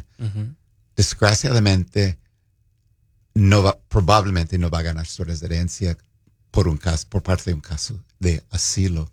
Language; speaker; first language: Spanish; non-native, fluent; English